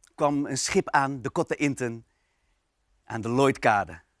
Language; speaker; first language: Dutch; early bilingual, other home language; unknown